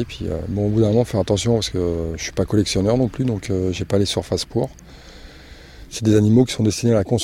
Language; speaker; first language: French; native; French